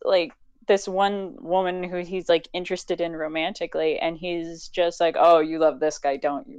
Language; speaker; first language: English; native; English